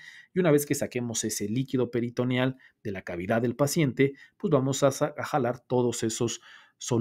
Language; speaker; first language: Spanish; native; Spanish